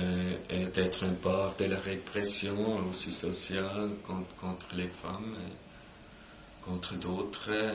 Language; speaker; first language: French; non-native, local second language; German